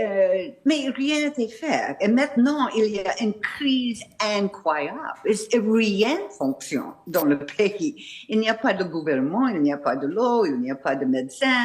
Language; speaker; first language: French; non-native, fluent; English